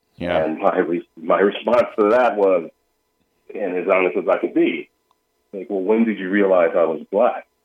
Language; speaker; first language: English; native; English